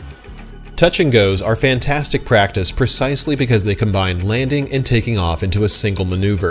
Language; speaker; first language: English; native; English